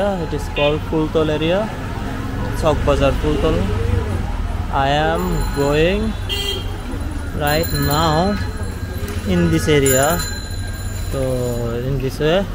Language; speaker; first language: English; non-native, learner; Bangla